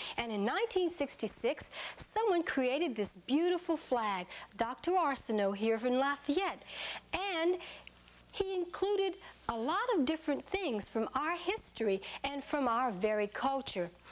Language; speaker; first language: English; native; English